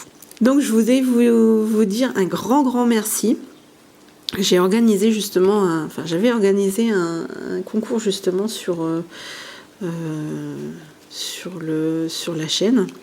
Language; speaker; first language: French; native; French